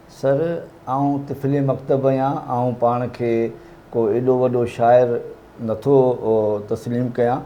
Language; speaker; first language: Sindhi; native; Sindhi